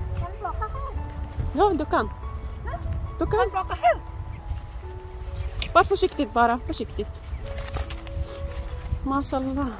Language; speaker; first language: Swedish; non-native, learner; Indonesian